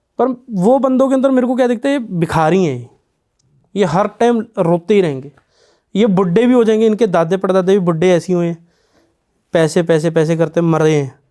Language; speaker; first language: Hindi; non-native, local second language; Punjabi